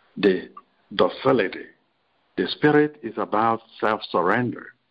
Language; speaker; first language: English; non-native, local second language; Igbo